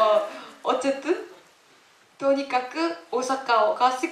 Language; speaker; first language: Japanese; non-native, learner; Korean